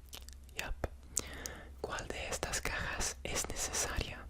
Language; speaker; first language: Spanish; non-native, learner; English